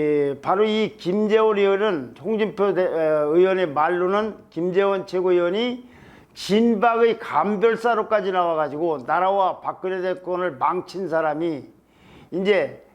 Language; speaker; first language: Korean; native; Korean